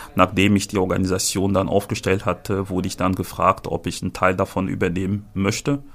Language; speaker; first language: German; non-native, fluent; French